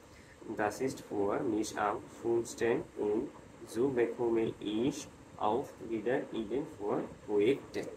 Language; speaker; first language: German; non-native, fluent; Bangla